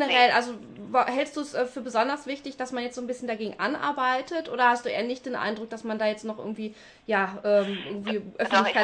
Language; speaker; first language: German; native; German